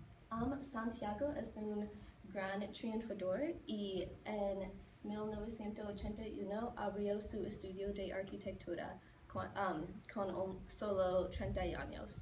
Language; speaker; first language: Spanish; non-native, learner; English